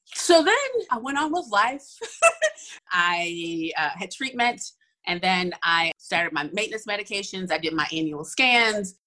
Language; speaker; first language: English; native; English